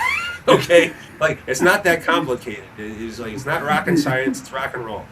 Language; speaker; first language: English; native; English